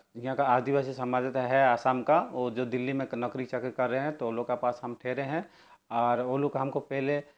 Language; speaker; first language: Hindi; non-native, local second language; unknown